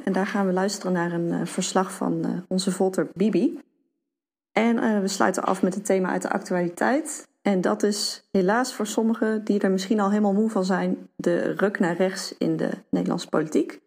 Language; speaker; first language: Dutch; native; Dutch